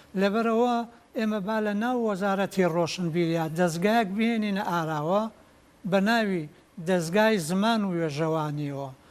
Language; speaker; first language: Central Kurdish; native; Central Kurdish